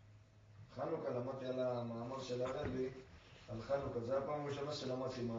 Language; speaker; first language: Hebrew; non-native, local second language; English